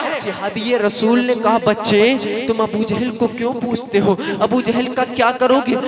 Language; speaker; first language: Hindi; native; Hindi